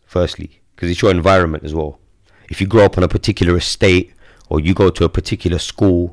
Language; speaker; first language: English; native; English